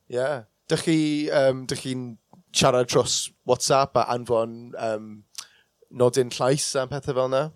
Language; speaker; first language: Welsh; non-native, local second language; English